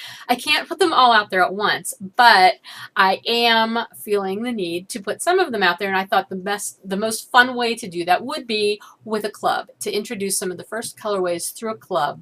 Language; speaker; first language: English; native; English